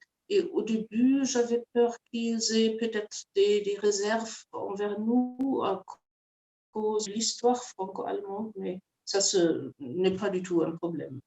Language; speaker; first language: French; non-native, fluent; German